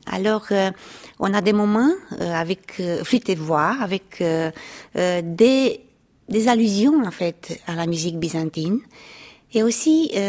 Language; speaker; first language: French; non-native, fluent; Romanian